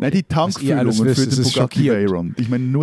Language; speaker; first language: German; native; German